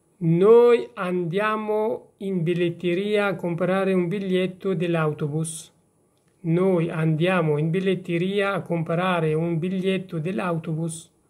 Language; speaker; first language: Italian; non-native, fluent; Persian